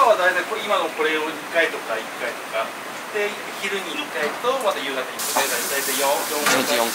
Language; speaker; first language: Japanese; native; Japanese